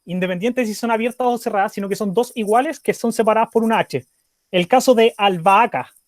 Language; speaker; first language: Spanish; native; Spanish